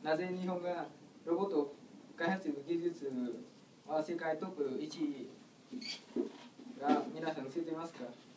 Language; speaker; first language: Japanese; non-native, learner; Vietnamese